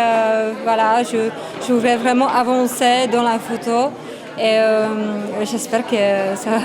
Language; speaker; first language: French; non-native, fluent; Czech